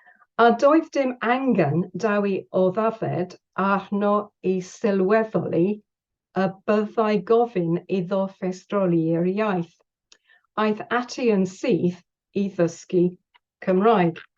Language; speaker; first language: Welsh; non-native, learner; English